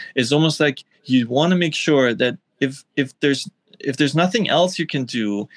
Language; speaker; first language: English; non-native, fluent; German